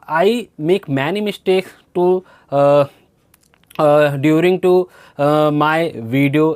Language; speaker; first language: English; non-native, learner; Hindi